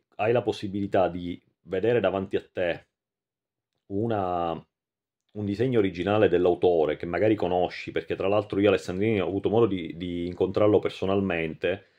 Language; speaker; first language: Italian; native; Italian